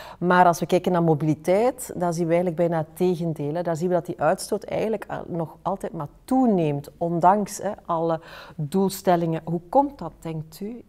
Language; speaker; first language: Dutch; native; Dutch